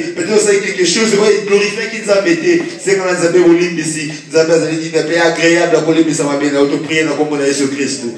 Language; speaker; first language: French; non-native, local second language; Lingala